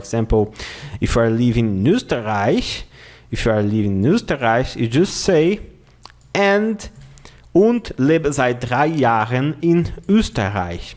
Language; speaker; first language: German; non-native, fluent; Portuguese